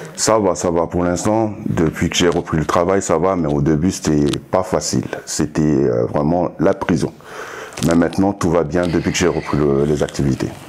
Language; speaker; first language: French; non-native, local second language; Sango